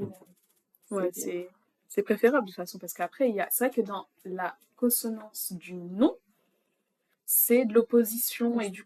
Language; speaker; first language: French; native; French